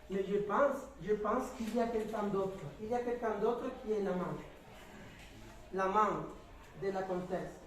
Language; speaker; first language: French; non-native, learner; Spanish